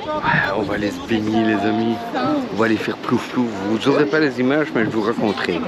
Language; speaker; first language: French; native; French